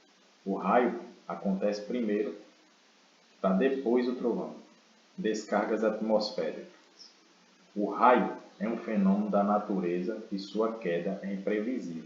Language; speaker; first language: Portuguese; native; Portuguese